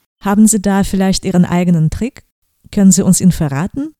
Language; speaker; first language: German; native; German